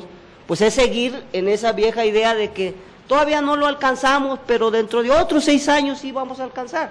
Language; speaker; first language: Spanish; native; Spanish